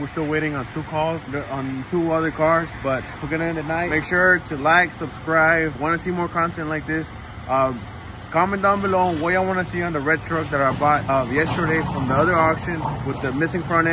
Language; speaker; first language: English; early bilingual, other home language; Spanish